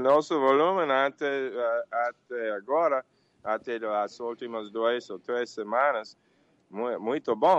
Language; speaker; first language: Portuguese; non-native, learner; English